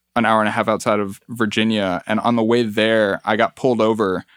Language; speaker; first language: English; early bilingual, other home language; Spanish